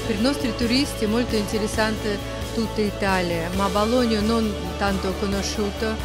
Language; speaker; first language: Italian; non-native, learner; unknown